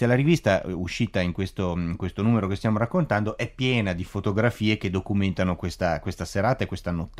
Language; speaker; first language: Italian; native; Italian